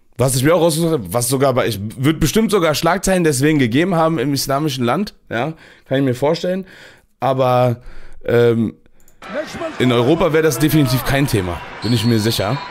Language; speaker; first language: German; early bilingual, other home language; Turkish